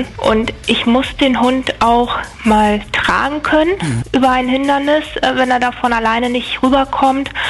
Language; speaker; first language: German; native; German